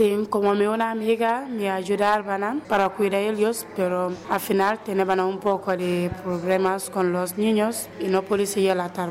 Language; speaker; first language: Spanish; non-native, learner; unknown